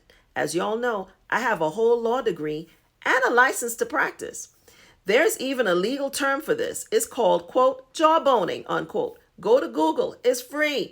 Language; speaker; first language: English; native; English